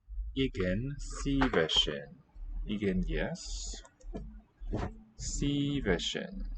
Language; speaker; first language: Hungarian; non-native, learner; English